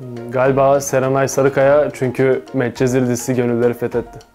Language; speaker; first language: Turkish; native; Turkish